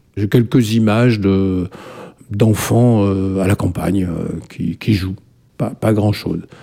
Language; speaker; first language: French; native; French